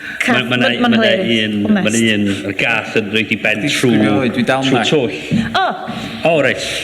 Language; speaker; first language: Welsh; native; Welsh